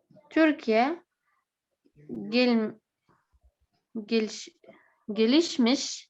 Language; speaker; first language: Turkish; non-native, learner; Arabic